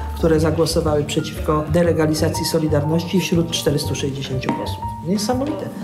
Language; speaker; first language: Polish; native; Polish